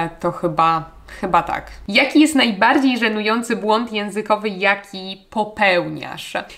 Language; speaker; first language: Polish; native; Polish